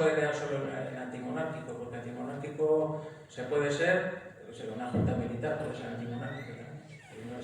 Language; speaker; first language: Spanish; native; Spanish